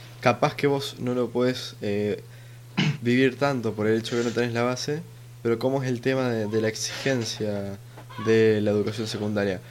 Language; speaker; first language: Spanish; native; Spanish